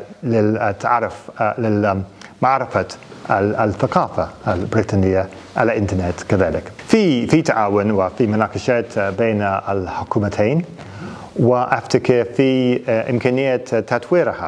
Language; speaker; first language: Arabic; non-native, fluent; English